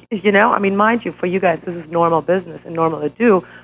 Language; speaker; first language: English; non-native, fluent; German